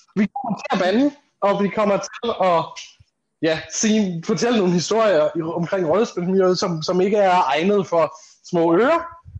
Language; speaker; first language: Danish; native; Danish